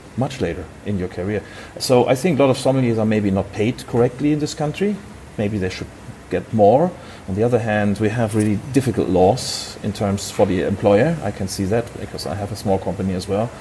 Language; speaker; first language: English; non-native, fluent; German